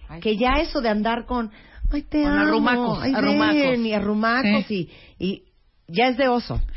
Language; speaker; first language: Spanish; native; Spanish